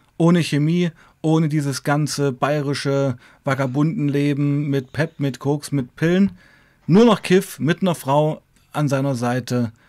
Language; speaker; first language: German; native; German